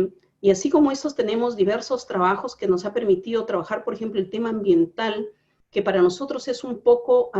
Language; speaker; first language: Spanish; native; Spanish